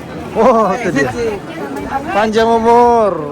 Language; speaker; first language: Indonesian; native; Indonesian